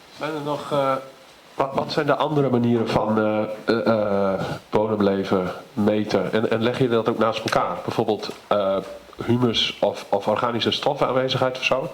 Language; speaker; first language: Dutch; native; Dutch